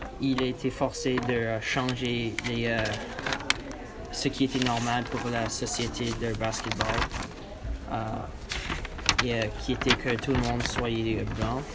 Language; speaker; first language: French; non-native, learner; English